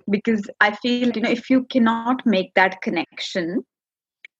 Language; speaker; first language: English; non-native, local second language; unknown